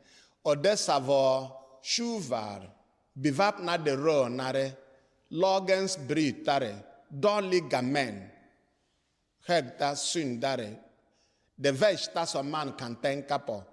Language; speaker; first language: Swedish; non-native, fluent; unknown